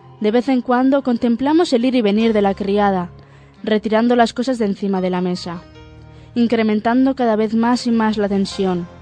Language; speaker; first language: Spanish; native; Spanish